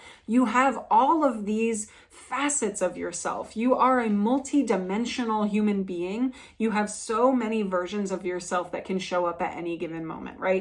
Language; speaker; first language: English; native; English